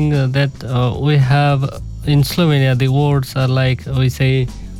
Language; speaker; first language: English; non-native, local second language; Nepali